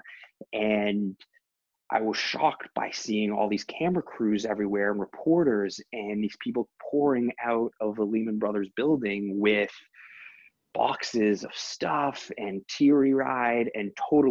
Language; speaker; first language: English; native; English